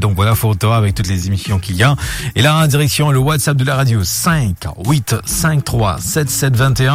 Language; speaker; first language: French; non-native, local second language; Morisyen